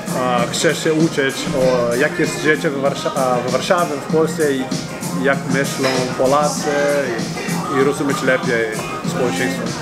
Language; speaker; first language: Polish; non-native, learner; Portuguese